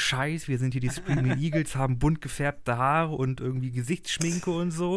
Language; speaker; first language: German; native; German